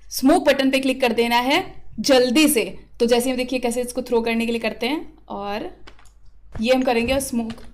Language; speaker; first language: Hindi; native; Hindi